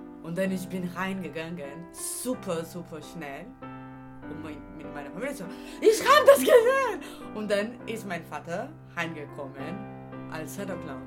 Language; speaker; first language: German; non-native, learner; Portuguese